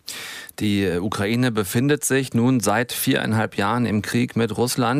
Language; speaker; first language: German; native; German